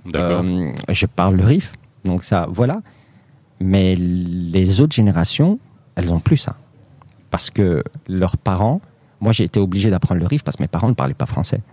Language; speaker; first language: French; early bilingual, other home language; Riffian